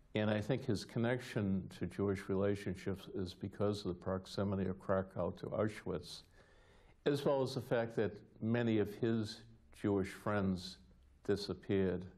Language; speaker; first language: English; native; English